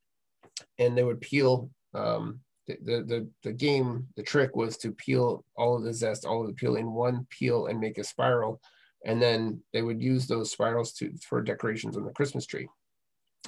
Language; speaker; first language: English; native; English